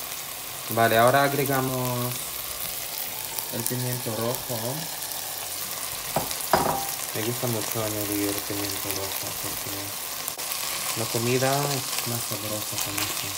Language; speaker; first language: Spanish; non-native, fluent; Filipino